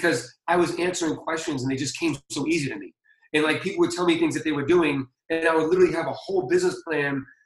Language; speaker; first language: English; native; English